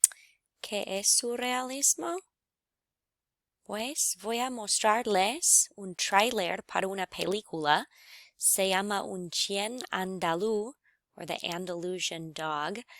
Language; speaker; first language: Spanish; non-native, fluent; English